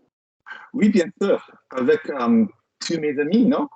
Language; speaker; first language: French; non-native, learner; English